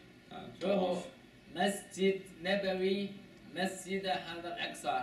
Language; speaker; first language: Arabic; non-native, learner; Chinese